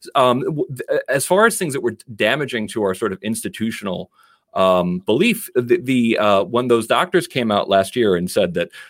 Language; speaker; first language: English; native; English